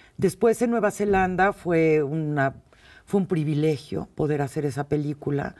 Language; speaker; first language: Spanish; native; Spanish